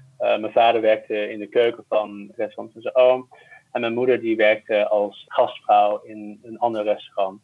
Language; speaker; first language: Dutch; early bilingual, other home language; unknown